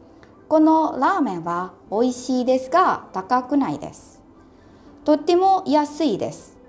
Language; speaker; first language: Japanese; non-native, fluent; Indonesian